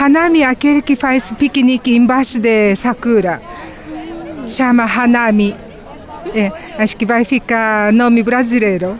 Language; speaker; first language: Portuguese; non-native, fluent; Japanese